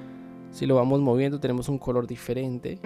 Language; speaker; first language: Spanish; native; Spanish